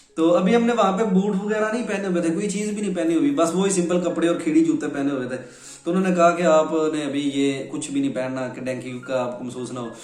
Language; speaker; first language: Urdu; non-native, local second language; Punjabi